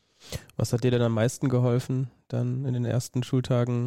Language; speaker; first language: German; native; German